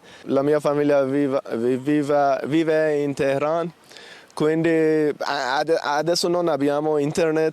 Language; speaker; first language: Italian; non-native, learner; Persian